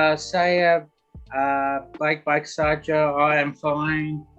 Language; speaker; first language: Indonesian; non-native, learner; English